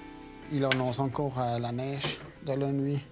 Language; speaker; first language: French; non-native, local second language; German